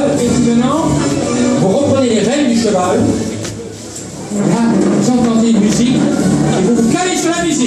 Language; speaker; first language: French; native; French